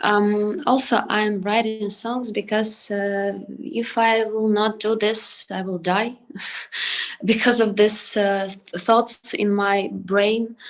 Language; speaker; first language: English; non-native, learner; Ukrainian